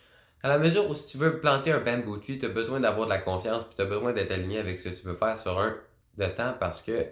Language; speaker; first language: French; native; French